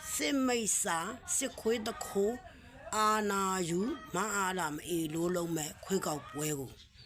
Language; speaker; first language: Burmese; native; Burmese